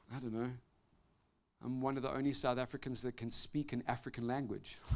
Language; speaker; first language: English; native; English